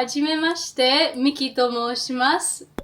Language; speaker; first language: Japanese; early bilingual, other home language; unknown